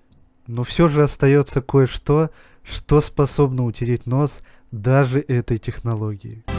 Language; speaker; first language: Russian; native; Russian